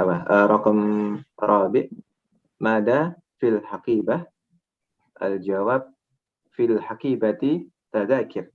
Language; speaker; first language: Arabic; non-native, learner; Indonesian